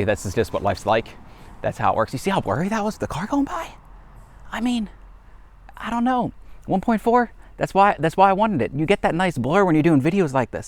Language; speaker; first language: English; native; English